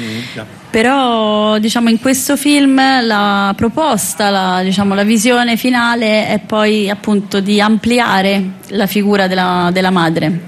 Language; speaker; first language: Italian; native; Italian